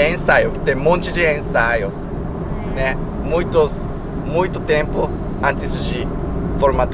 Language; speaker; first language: Portuguese; non-native, fluent; Japanese